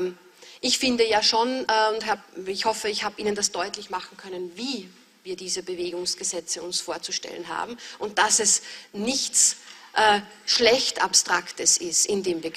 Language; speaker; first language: German; native; German